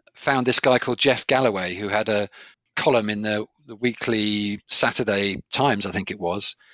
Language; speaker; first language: English; native; English